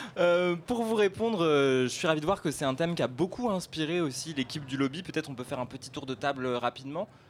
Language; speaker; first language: French; native; French